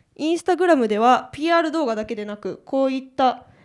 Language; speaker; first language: Japanese; native; Japanese